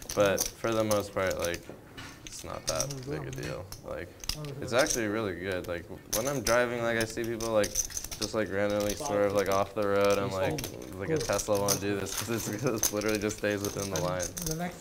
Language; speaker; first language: English; native; English